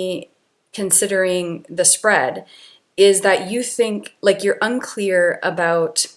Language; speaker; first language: English; native; English